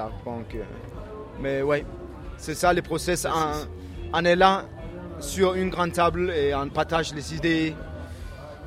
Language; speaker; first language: French; non-native, learner; Danish